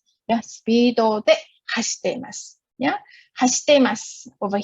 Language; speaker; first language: Japanese; non-native, fluent; Chinese